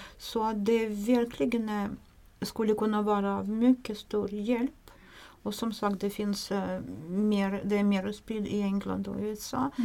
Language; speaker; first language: Swedish; non-native, fluent; Russian